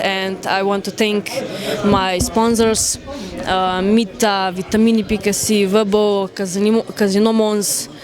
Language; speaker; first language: English; non-native, learner; Slovenian